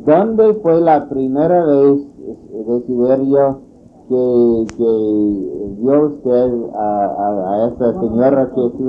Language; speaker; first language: Spanish; non-native, fluent; English